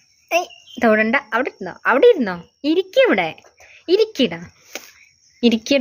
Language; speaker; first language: Malayalam; native; Malayalam